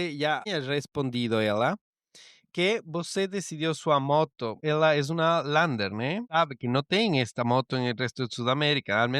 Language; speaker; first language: Portuguese; non-native, learner; Spanish